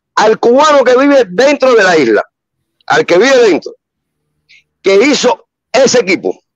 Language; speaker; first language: Spanish; native; Spanish